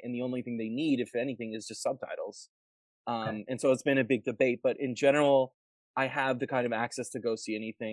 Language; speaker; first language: English; native; English